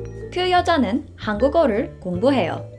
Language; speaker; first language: Korean; non-native, fluent; English